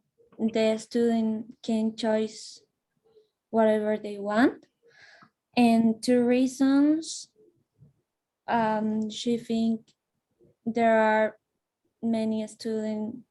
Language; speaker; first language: English; non-native, learner; Spanish